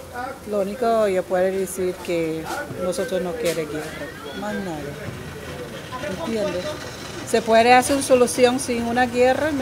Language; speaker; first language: Spanish; non-native, fluent; English